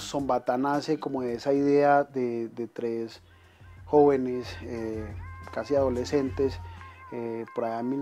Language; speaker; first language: Spanish; native; Spanish